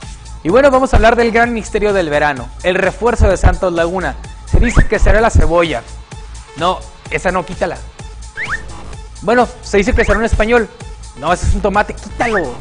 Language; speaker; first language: Spanish; native; Spanish